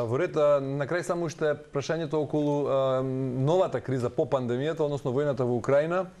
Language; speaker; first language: Macedonian; native; Macedonian